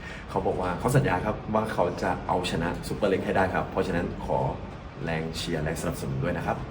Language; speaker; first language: Thai; native; Thai